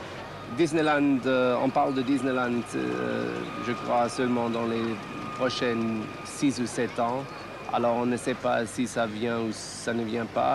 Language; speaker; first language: French; non-native, fluent; German